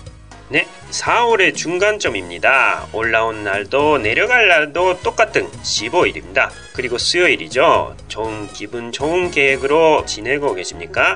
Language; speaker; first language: Korean; non-native, fluent; Japanese